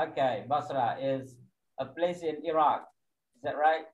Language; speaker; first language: English; non-native, fluent; Indonesian